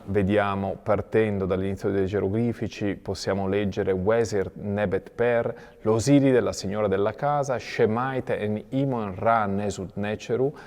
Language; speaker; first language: Italian; native; Italian